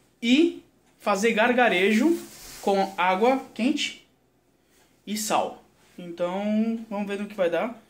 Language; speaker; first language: Portuguese; native; Portuguese